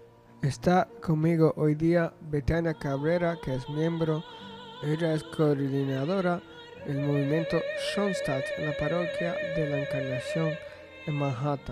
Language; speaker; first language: Spanish; native; Spanish